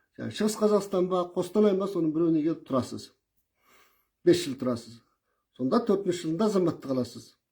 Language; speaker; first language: Kazakh; early bilingual, heritage; Kazakh